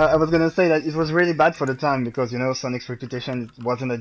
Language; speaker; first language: English; non-native, fluent; French